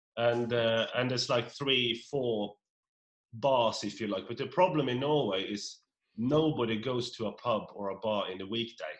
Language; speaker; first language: English; non-native, fluent; Norwegian